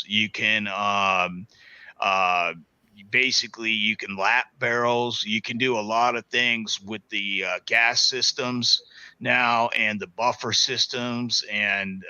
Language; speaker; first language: English; native; English